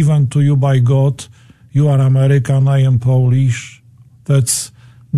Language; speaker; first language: English; non-native, fluent; Polish